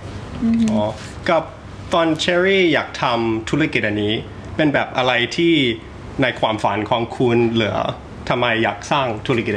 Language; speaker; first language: Thai; early bilingual, heritage; Thai